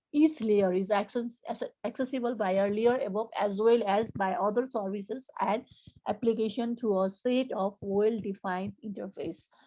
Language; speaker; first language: English; non-native, local second language; Nepali